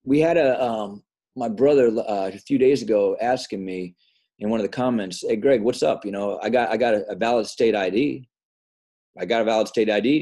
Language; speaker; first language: English; native; English